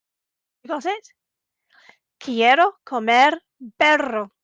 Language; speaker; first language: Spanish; non-native, fluent; English